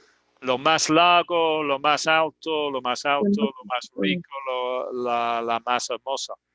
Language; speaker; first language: Spanish; non-native, fluent; English